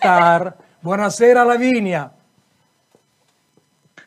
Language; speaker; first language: Italian; native; Italian